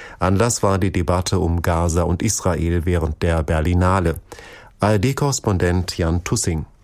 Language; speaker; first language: German; native; German